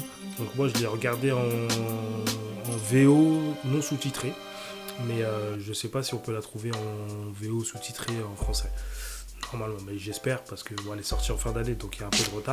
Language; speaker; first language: French; native; French